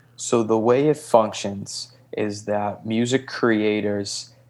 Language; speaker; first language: English; native; English